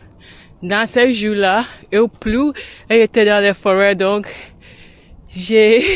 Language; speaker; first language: French; non-native, learner; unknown